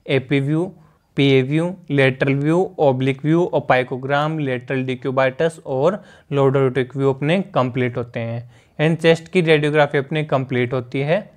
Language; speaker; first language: Hindi; native; Hindi